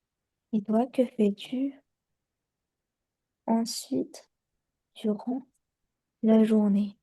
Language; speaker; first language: French; non-native, learner; Chinese